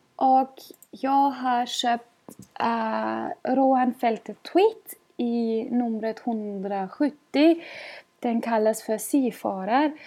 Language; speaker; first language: Swedish; non-native, fluent; German